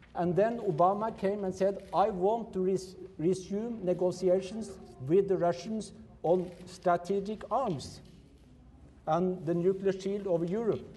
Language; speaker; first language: English; non-native, fluent; Norwegian